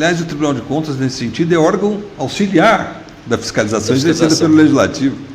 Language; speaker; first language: Portuguese; native; Portuguese